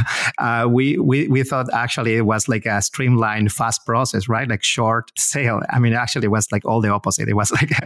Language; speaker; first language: English; non-native, fluent; Spanish